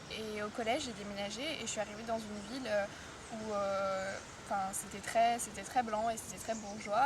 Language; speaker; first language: French; early bilingual, other home language; Chinese